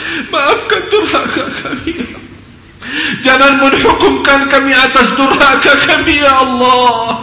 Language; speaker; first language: Indonesian; non-native, fluent; Arabic